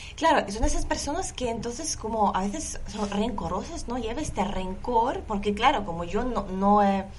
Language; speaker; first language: Spanish; non-native, fluent; Lithuanian